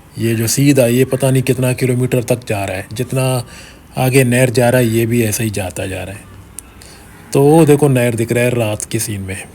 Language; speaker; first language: Urdu; non-native, local second language; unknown